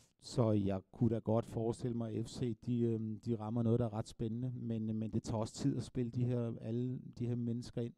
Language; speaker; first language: Danish; native; Danish